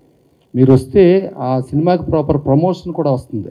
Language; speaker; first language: Telugu; native; Telugu